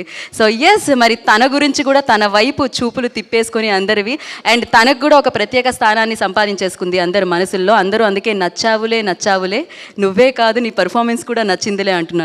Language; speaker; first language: Telugu; native; Telugu